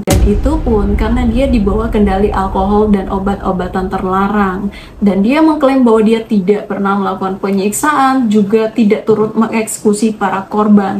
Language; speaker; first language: Indonesian; native; Indonesian